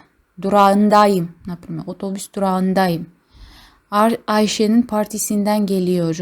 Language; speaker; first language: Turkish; non-native, fluent; Kazakh